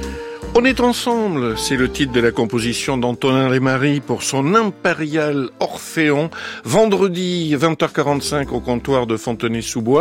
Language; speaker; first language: French; native; French